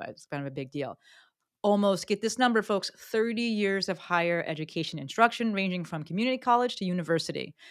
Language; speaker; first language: English; native; English